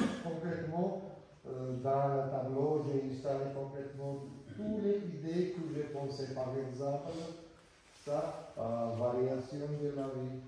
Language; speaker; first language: French; non-native, learner; Georgian